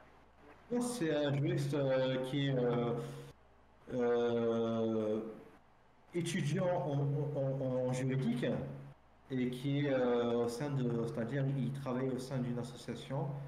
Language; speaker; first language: French; native; French